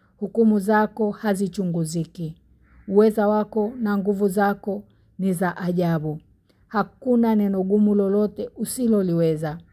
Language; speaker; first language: Swahili; native; Swahili